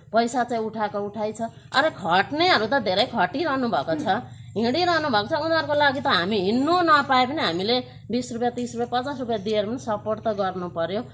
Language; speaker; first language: Nepali; native; Nepali